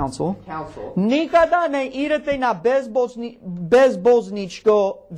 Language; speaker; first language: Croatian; non-native, learner; English